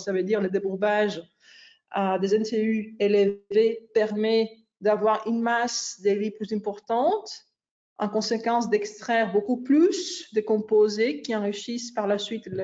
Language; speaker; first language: French; non-native, fluent; Greek